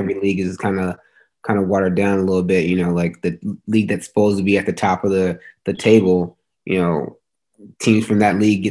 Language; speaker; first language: English; native; English